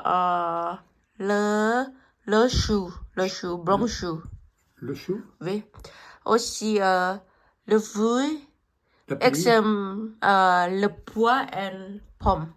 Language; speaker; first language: French; non-native, learner; Thai